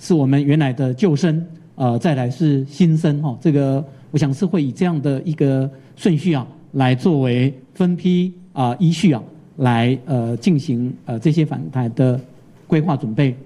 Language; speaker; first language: Chinese; native; Chinese